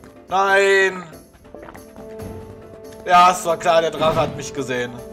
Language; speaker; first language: German; native; German